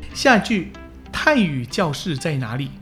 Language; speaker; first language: Chinese; early bilingual, heritage; Chinese